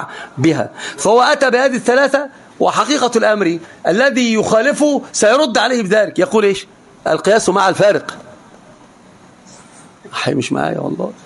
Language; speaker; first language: Arabic; native; Arabic